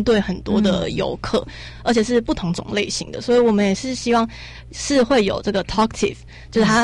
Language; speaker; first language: Chinese; native; Chinese